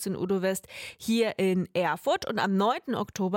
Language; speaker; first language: German; native; German